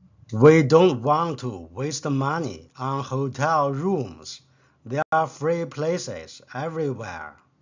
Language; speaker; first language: English; non-native, fluent; Chinese